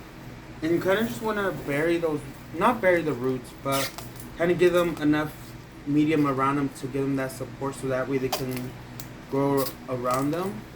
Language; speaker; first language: English; native; English